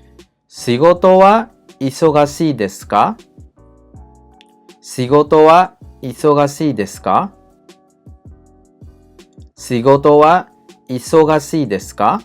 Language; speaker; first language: Japanese; non-native, fluent; Khmer